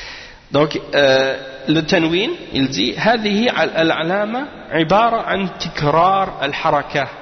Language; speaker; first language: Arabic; non-native, fluent; French